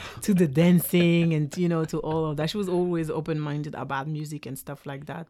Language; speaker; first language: English; non-native, fluent; French